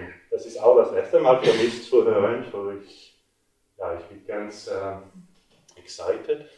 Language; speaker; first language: German; non-native, local second language; French